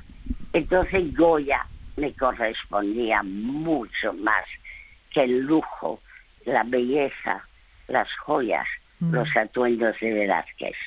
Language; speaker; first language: Spanish; early bilingual, other home language; French